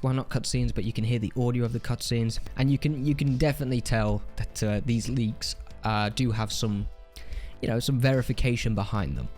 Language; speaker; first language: English; native; English